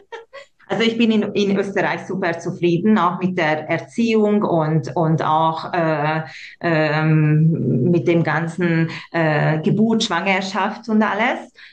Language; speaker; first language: German; non-native, local second language; Hungarian